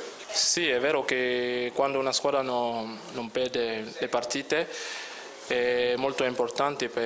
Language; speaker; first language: Italian; non-native, fluent; French